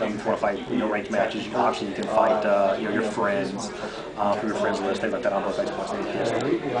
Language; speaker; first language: English; native; English